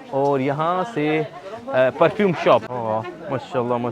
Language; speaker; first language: Hindi; non-native, local second language; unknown